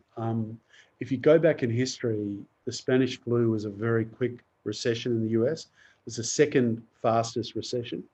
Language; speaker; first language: English; native; English